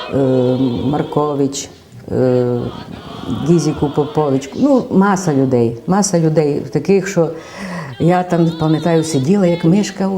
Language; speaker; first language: Ukrainian; native; Ukrainian